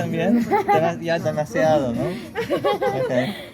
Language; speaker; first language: Spanish; non-native, learner; English